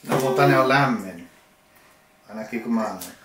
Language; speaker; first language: Finnish; non-native, local second language; Swedish